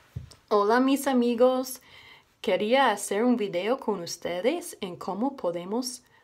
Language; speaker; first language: Spanish; non-native, learner; English